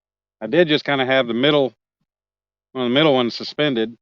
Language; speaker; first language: English; native; English